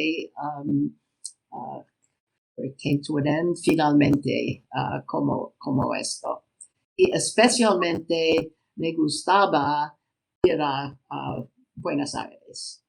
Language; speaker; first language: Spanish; non-native, learner; English